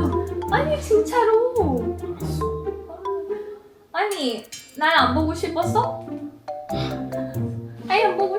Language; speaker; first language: Korean; non-native, fluent; Filipino